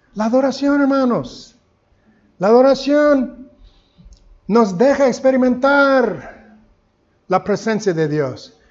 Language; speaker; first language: Spanish; non-native, fluent; English